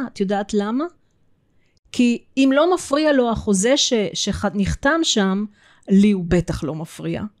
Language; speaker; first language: Hebrew; early bilingual, other home language; Russian